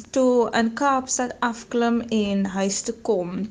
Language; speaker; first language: Afrikaans; native; Afrikaans